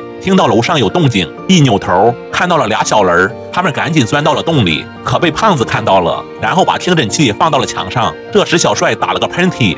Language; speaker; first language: Chinese; native; Chinese